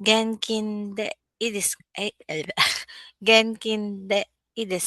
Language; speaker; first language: Japanese; non-native, learner; Filipino